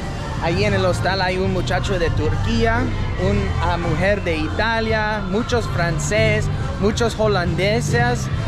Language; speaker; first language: Spanish; non-native, fluent; English